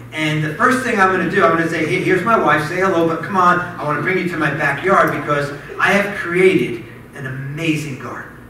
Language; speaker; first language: English; native; English